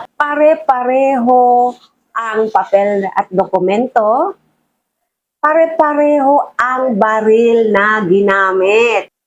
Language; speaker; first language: Filipino; native; Filipino